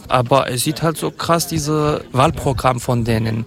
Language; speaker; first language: German; non-native, fluent; Kurdish